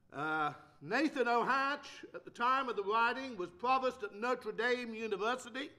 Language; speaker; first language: English; native; English